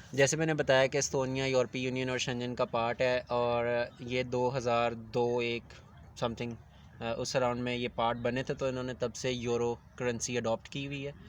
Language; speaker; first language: Urdu; native; Urdu